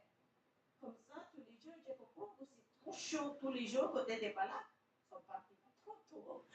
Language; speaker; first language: French; non-native, fluent; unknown